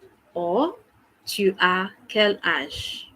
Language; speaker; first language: French; non-native, fluent; English